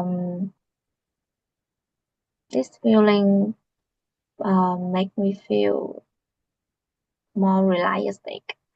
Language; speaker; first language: English; non-native, learner; Vietnamese